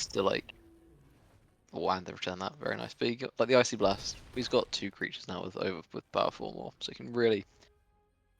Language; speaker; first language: English; native; English